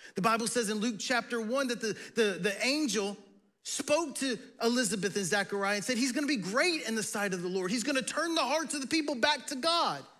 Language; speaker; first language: English; native; English